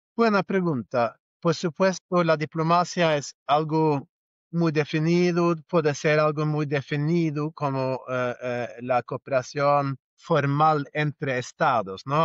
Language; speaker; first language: Spanish; non-native, fluent; Norwegian